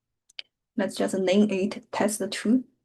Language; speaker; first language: English; non-native, fluent; Chinese